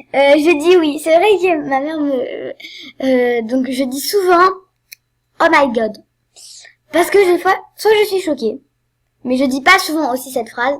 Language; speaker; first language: French; native; French